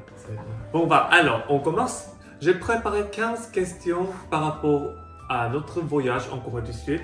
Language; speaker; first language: French; non-native, fluent; Korean